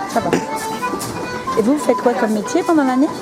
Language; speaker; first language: French; native; French